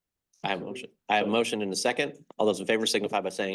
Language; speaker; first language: English; native; English